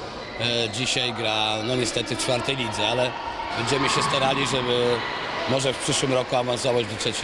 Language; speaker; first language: Polish; native; Polish